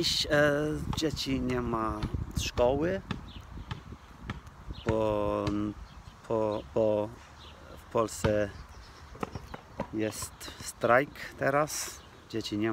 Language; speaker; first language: Polish; non-native, learner; English